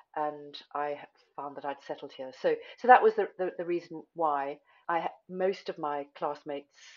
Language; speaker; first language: English; native; English